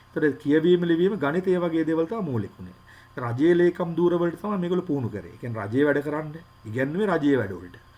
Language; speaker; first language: Sinhala; native; Sinhala